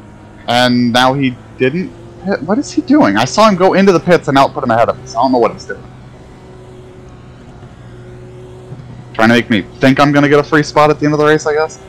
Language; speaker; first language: English; native; English